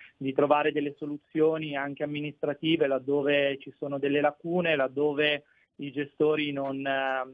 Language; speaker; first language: Italian; native; Italian